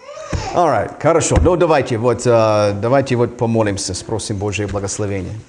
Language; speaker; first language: Russian; non-native, fluent; English